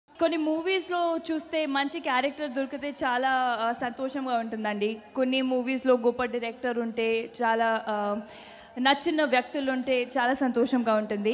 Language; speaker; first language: Telugu; non-native, learner; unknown